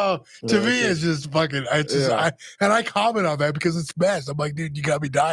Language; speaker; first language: English; native; English